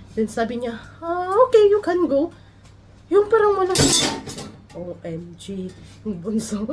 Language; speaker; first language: Filipino; non-native, local second language; Cebuano